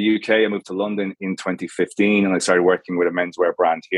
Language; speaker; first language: English; native; English